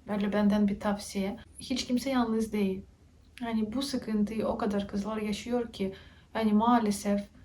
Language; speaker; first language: Turkish; non-native, learner; Russian